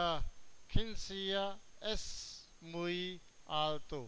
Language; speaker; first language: Spanish; non-native, learner; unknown